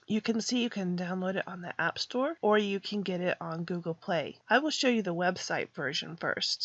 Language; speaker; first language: English; native; English